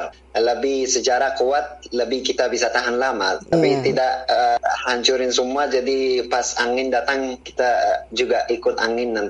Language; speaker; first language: Indonesian; non-native, fluent; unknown